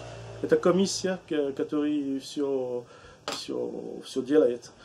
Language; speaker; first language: Russian; non-native, learner; French